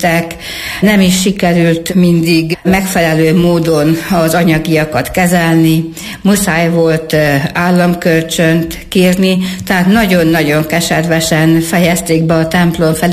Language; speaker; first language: Hungarian; native; Hungarian